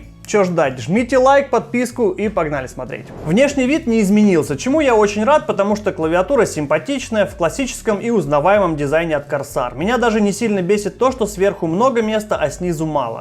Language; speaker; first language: Russian; native; Russian